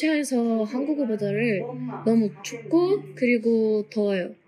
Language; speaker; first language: Korean; early bilingual, other home language; Russian